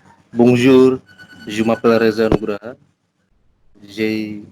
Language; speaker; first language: French; non-native, learner; Indonesian